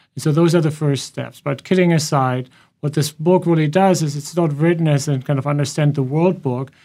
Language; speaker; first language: English; non-native, fluent; German